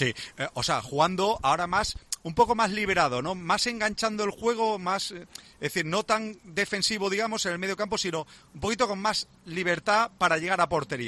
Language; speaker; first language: Spanish; native; Spanish